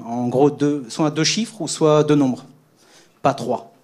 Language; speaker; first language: French; native; French